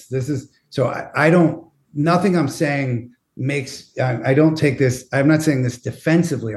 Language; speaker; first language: English; native; English